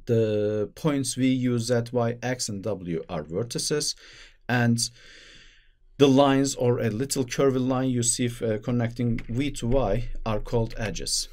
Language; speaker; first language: English; non-native, fluent; Turkish